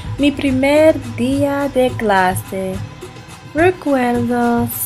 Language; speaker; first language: Spanish; non-native, learner; English